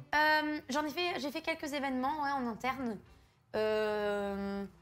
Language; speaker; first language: French; native; French